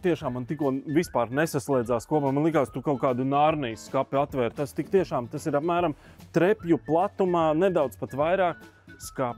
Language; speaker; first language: Latvian; native; Latvian